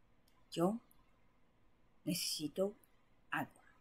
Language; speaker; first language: Spanish; non-native, learner; Japanese